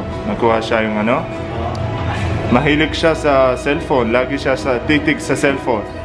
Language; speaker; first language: Filipino; non-native, learner; Arabic